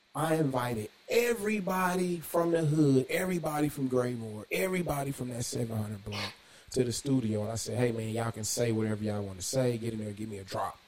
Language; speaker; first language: English; native; English